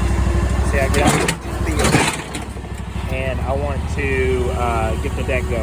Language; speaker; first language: English; native; English